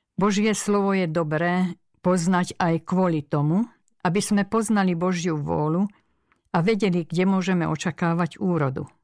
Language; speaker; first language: Slovak; early bilingual, other home language; Hungarian